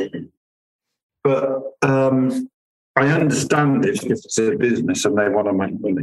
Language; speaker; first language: English; native; English